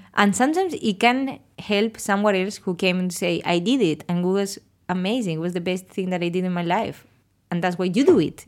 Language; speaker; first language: English; non-native, fluent; Spanish